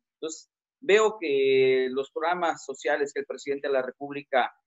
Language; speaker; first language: Spanish; native; Spanish